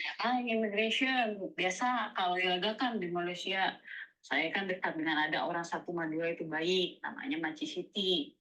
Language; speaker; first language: Indonesian; native; Indonesian